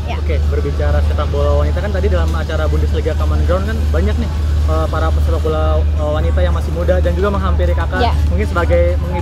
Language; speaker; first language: Indonesian; native; Indonesian